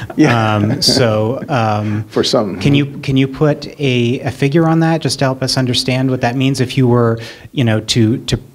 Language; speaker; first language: English; native; English